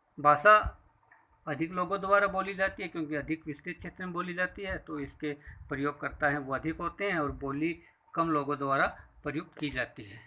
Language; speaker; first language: Hindi; native; Hindi